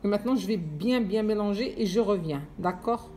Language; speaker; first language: French; non-native, local second language; Arabic